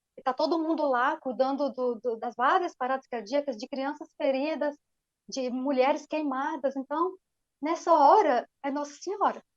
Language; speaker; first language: Portuguese; non-native, fluent; Arabic